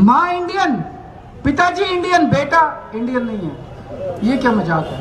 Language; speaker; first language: Hindi; native; Hindi